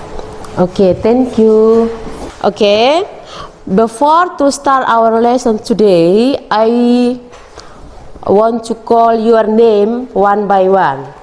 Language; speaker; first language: English; non-native, learner; Indonesian